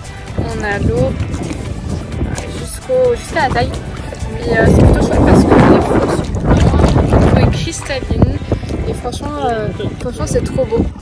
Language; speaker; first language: French; native; French